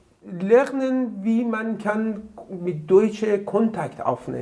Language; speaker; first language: German; non-native, learner; Persian